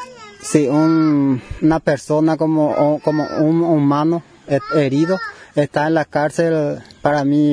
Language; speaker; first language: Spanish; non-native, local second language; Guarani